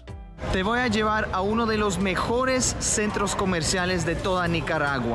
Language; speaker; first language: Spanish; non-native, fluent; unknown